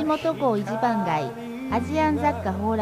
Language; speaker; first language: Japanese; native; Japanese